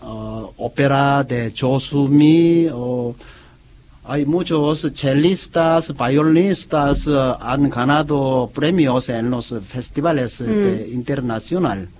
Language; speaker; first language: Spanish; non-native, learner; Korean